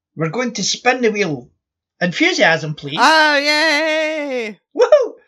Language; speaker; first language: English; native; English